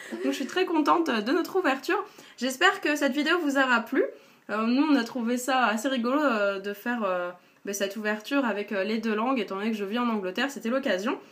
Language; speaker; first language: French; native; French